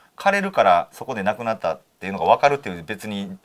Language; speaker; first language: Japanese; native; Japanese